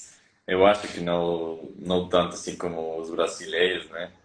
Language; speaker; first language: Portuguese; non-native, learner; Spanish